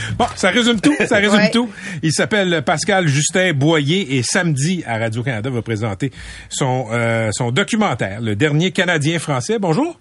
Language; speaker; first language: French; native; French